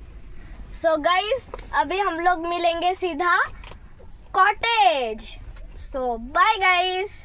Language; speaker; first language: Hindi; non-native, local second language; Marathi